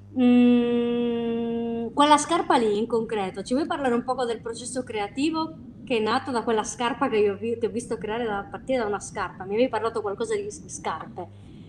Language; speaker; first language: Italian; non-native, fluent; Spanish